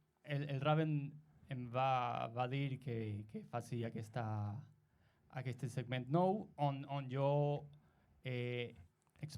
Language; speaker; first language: Catalan; non-native, learner; Spanish